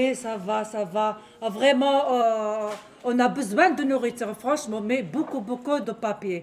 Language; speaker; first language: French; non-native, learner; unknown